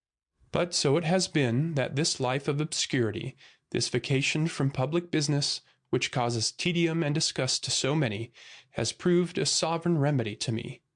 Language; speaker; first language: English; native; English